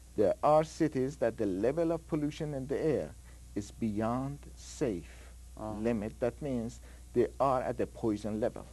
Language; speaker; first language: English; non-native, fluent; Persian